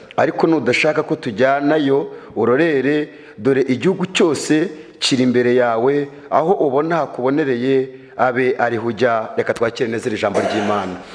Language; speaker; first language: Kinyarwanda; native; Kinyarwanda